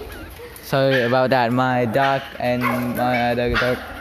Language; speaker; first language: English; non-native, learner; Indonesian